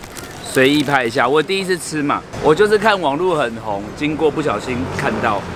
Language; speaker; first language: Chinese; native; Chinese